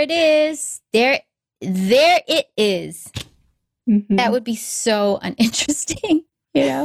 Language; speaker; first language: English; native; English